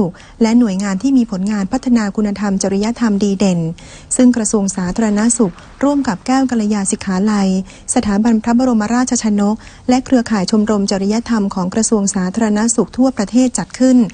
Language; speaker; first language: Thai; native; Thai